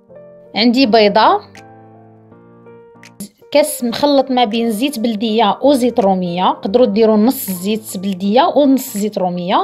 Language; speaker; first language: Arabic; native; Arabic